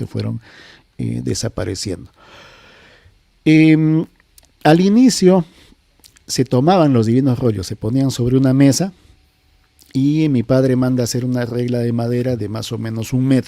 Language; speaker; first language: Spanish; native; Spanish